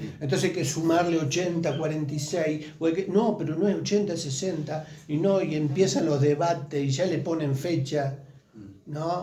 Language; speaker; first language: Spanish; native; Spanish